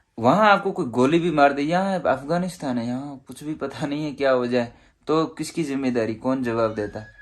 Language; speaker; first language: Hindi; native; Hindi